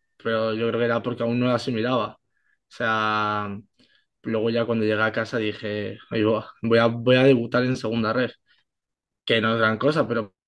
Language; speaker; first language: Spanish; native; Spanish